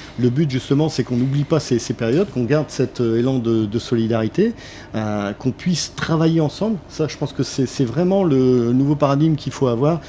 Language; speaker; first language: French; native; French